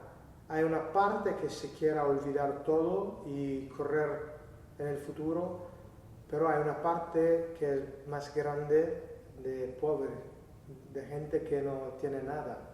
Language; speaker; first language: Spanish; non-native, learner; Italian